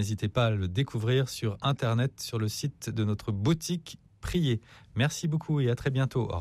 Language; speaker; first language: French; native; French